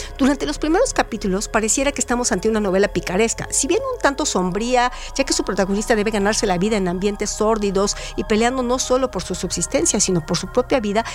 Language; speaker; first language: Spanish; native; Spanish